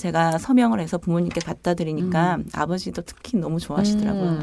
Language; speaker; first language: Korean; native; Korean